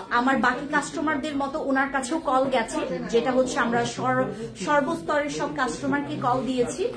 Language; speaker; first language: Bangla; non-native, local second language; Khasi